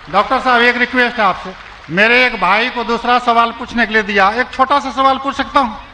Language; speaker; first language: Hindi; native; Hindi